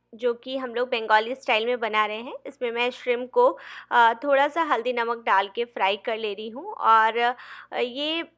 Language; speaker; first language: Hindi; non-native, local second language; Bangla